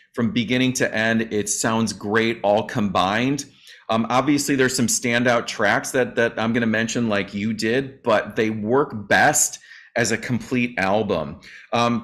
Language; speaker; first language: English; native; English